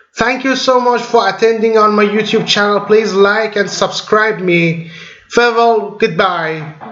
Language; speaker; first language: English; non-native, fluent; Persian